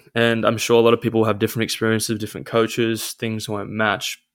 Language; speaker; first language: English; native; English